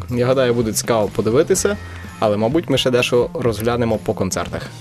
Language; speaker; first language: Ukrainian; native; Ukrainian